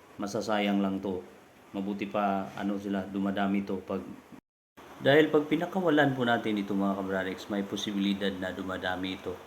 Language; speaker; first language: Filipino; native; Filipino